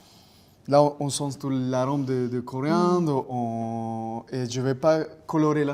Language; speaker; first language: French; non-native, fluent; Spanish